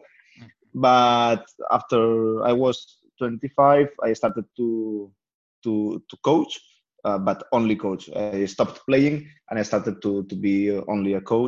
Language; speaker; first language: English; non-native, fluent; Spanish